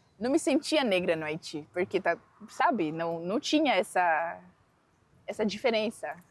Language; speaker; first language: Portuguese; non-native, fluent; Haitian Creole